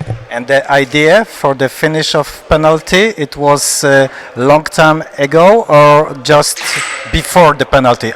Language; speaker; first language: English; non-native, learner; Polish